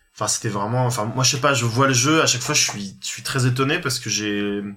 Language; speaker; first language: French; native; French